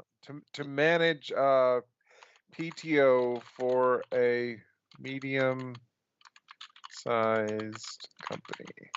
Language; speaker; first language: English; native; English